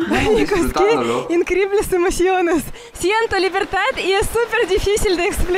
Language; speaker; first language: Spanish; non-native, fluent; Russian